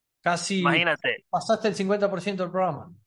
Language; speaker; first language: Spanish; native; Spanish